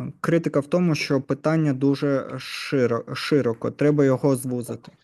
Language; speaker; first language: Ukrainian; non-native, learner; Russian